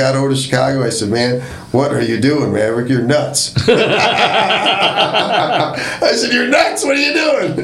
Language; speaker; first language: English; native; English